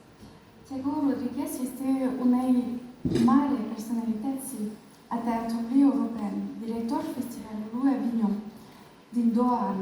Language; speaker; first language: Romanian; non-native, learner; French